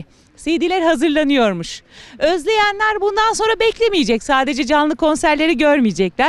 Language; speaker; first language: Turkish; native; Turkish